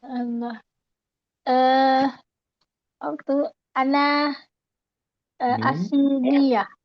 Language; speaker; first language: Arabic; non-native, learner; Indonesian